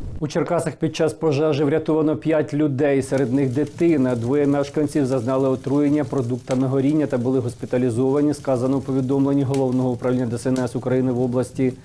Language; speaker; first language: Ukrainian; native; Ukrainian